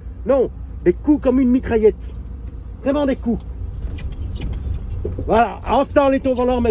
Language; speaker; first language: French; native; French